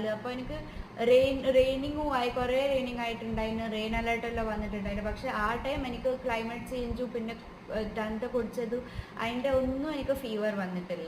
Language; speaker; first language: Malayalam; early bilingual, heritage; Malayalam